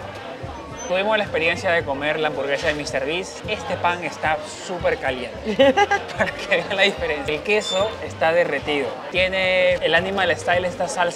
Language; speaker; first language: Spanish; native; Spanish